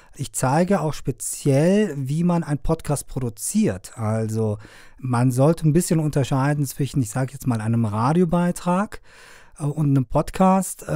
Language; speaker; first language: German; non-native, fluent; Persian